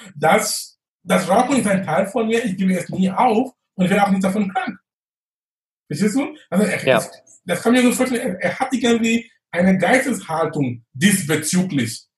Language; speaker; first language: German; non-native, fluent; English